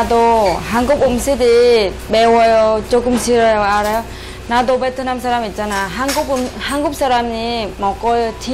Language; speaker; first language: Korean; non-native, learner; Vietnamese